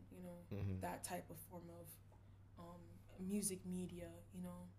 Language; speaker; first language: English; native; English